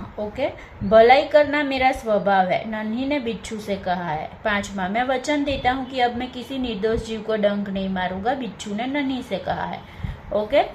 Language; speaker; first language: Hindi; non-native, local second language; Gujarati